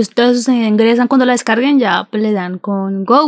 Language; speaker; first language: Spanish; native; Spanish